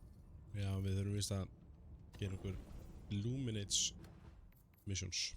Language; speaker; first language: Icelandic; native; Icelandic